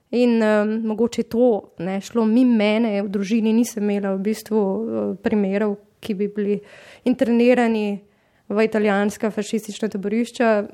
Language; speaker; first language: Slovenian; native; Slovenian